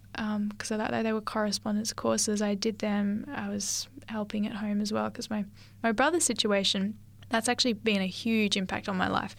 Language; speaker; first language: English; native; English